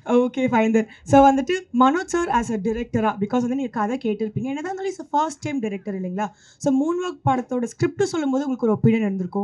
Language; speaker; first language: Tamil; native; Tamil